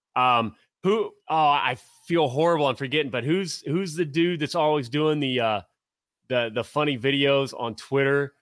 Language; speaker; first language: English; native; English